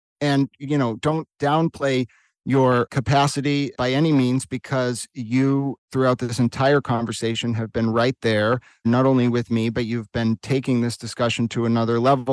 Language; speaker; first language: English; native; English